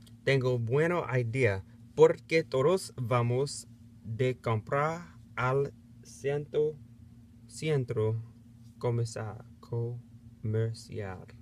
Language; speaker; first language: Spanish; non-native, learner; English